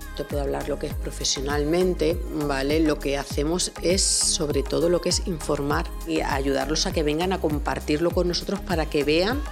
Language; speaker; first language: Spanish; native; Spanish